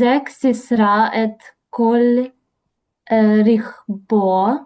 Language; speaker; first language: Hebrew; non-native, learner; English